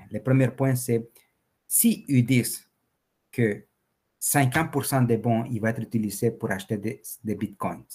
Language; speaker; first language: French; non-native, fluent; Spanish